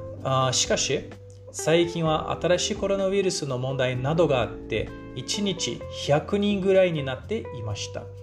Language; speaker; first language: Japanese; non-native, fluent; Portuguese